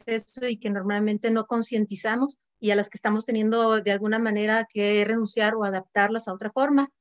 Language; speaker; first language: Spanish; native; Spanish